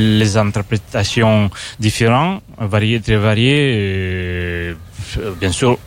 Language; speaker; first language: French; non-native, fluent; Russian